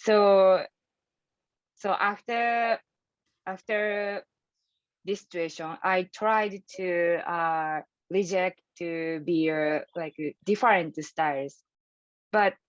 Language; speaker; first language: English; non-native, learner; Japanese